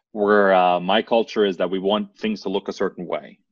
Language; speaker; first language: English; non-native, fluent; Norwegian